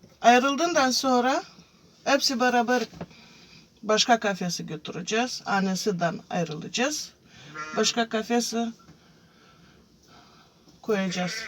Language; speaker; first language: Turkish; non-native, fluent; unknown